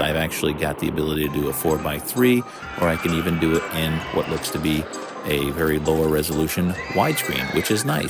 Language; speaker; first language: English; native; English